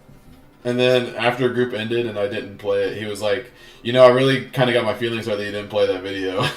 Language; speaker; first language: English; native; English